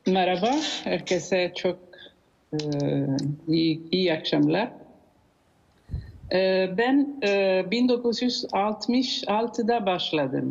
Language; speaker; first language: Turkish; non-native, learner; Italian